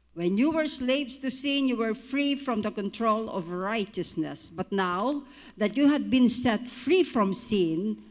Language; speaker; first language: English; non-native, local second language; Filipino